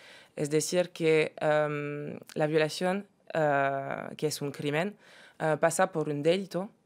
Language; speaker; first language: Spanish; non-native, fluent; French